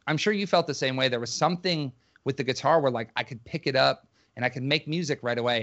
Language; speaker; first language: English; native; English